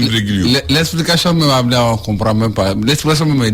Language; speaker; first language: French; non-native, local second language; Bambara